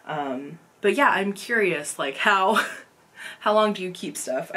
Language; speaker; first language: English; native; English